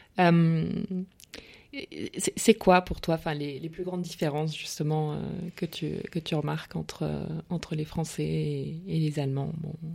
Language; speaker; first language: French; native; French